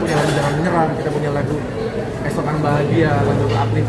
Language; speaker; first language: Indonesian; native; Indonesian